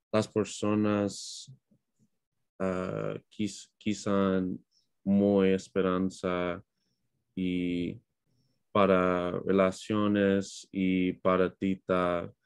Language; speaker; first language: Spanish; non-native, learner; English